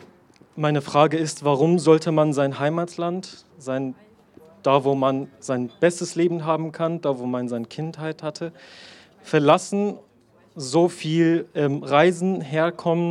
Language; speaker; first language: German; non-native, learner; Persian